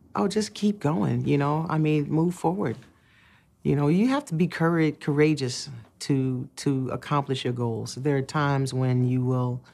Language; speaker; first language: English; native; English